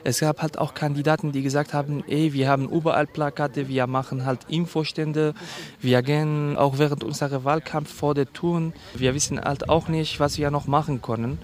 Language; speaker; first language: German; non-native, fluent; Kurdish